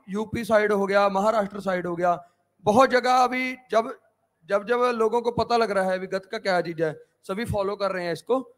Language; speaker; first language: Hindi; non-native, local second language; Punjabi